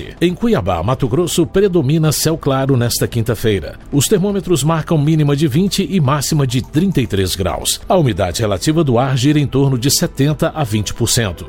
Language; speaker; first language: Portuguese; native; Portuguese